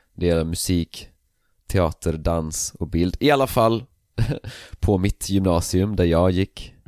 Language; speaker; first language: Swedish; native; Swedish